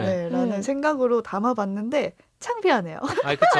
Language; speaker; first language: Korean; native; Korean